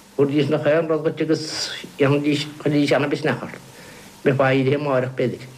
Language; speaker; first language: Irish; native; Irish